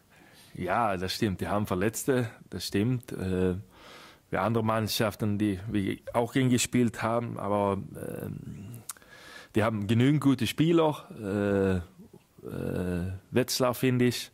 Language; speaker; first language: German; non-native, fluent; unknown